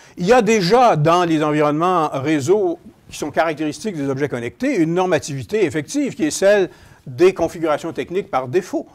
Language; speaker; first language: French; native; French